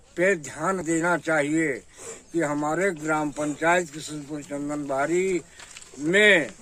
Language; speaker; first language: Hindi; native; Hindi